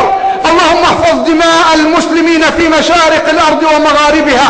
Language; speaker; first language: Arabic; native; Arabic